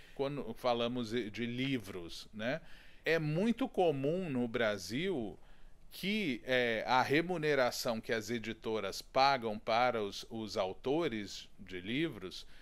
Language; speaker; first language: Portuguese; native; Portuguese